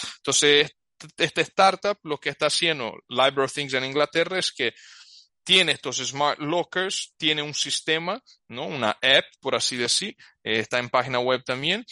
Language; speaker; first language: Spanish; non-native, fluent; Portuguese